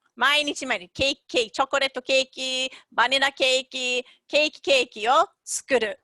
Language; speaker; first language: Japanese; non-native, fluent; English